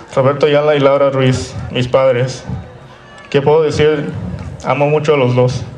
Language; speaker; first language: Spanish; early bilingual, heritage; Spanish